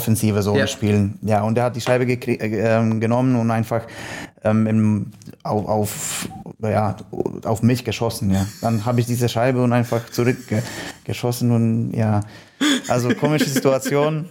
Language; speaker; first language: German; non-native, learner; Polish